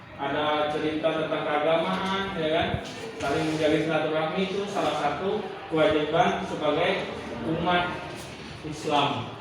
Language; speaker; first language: Indonesian; native; Indonesian